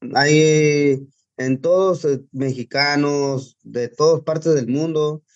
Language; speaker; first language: Spanish; native; Spanish